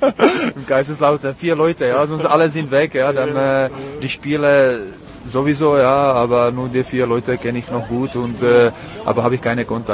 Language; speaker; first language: German; non-native, fluent; Czech